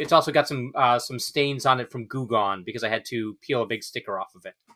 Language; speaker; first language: English; native; English